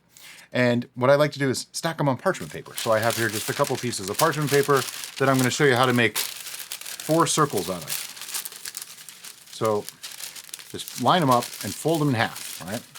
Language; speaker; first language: English; native; English